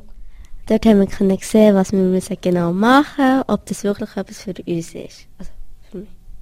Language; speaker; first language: German; non-native, learner; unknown